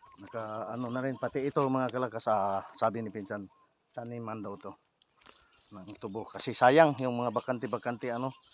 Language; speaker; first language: Filipino; non-native, local second language; Hiligaynon